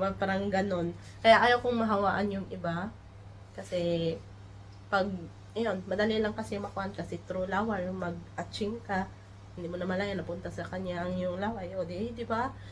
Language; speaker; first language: Filipino; non-native, local second language; Cebuano